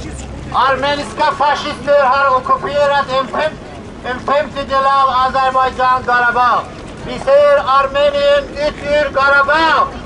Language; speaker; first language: Swedish; non-native, learner; Azerbaijani